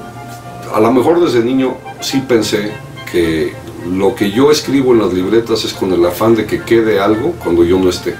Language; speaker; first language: Spanish; native; Spanish